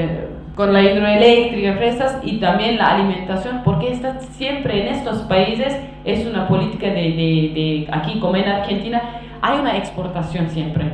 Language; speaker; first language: Spanish; non-native, fluent; Kurdish